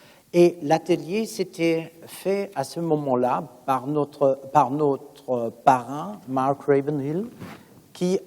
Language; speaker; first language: French; non-native, fluent; German